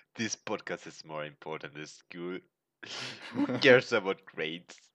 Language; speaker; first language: English; non-native, fluent; German